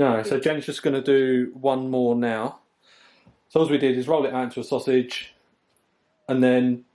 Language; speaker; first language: English; native; English